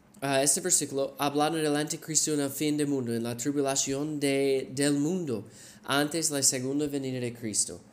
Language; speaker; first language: Spanish; non-native, fluent; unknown